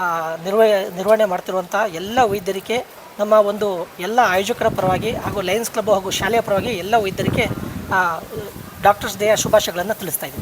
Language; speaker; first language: Kannada; native; Kannada